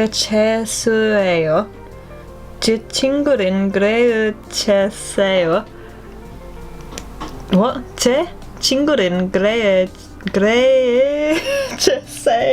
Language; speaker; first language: Korean; non-native, learner; English